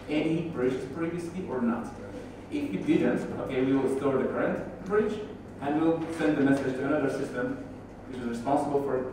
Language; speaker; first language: English; non-native, fluent; Persian